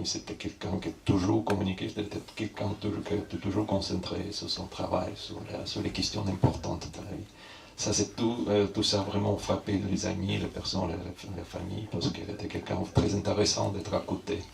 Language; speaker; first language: French; non-native, fluent; Russian